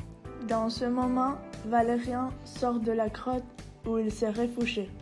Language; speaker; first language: French; non-native, learner; Spanish